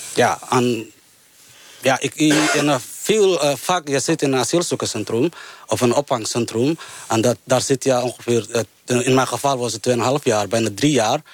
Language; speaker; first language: Dutch; non-native, fluent; Somali